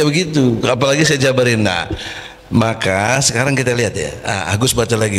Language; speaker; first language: Indonesian; native; Indonesian